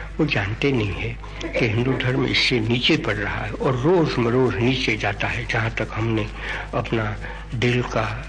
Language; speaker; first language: Hindi; non-native, local second language; Gujarati